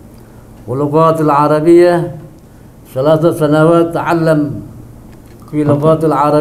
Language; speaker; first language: Arabic; non-native, learner; Indonesian